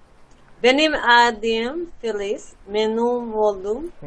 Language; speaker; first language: Turkish; non-native, learner; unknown